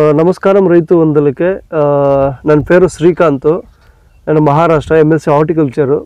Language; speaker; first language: Telugu; non-native, learner; Kannada